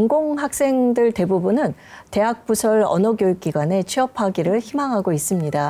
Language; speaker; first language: Korean; native; Korean